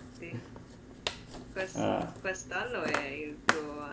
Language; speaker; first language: Italian; non-native, learner; Japanese